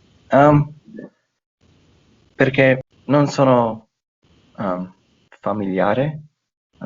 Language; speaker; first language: Italian; non-native, fluent; English